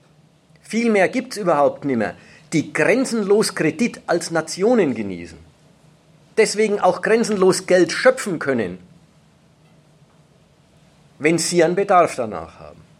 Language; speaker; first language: German; native; German